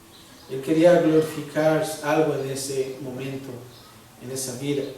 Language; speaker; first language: Spanish; early bilingual, heritage; Spanish